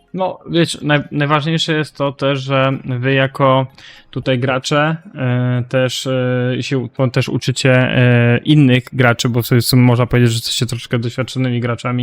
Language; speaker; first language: Polish; native; Polish